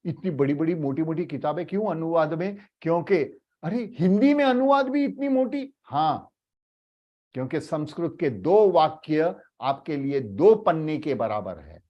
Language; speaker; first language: Hindi; native; Hindi